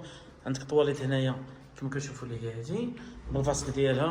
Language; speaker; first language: Arabic; native; Arabic